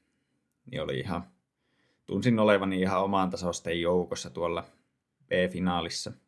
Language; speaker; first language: Finnish; native; Finnish